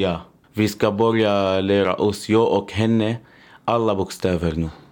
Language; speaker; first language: Swedish; non-native, learner; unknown